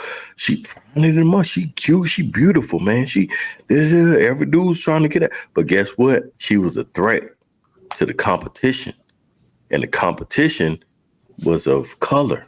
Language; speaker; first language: English; native; English